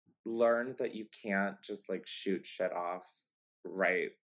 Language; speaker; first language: English; native; English